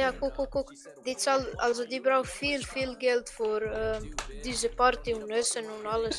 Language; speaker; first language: German; non-native, learner; Croatian